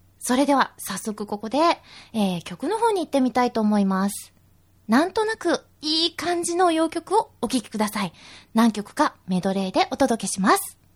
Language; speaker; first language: Japanese; native; Japanese